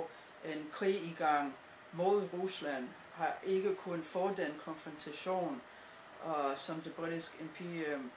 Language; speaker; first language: Danish; non-native, fluent; English